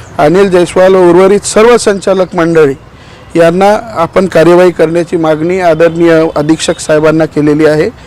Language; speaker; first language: Marathi; native; Marathi